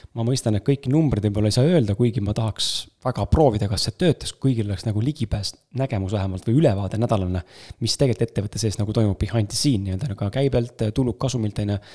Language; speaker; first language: Estonian; native; Estonian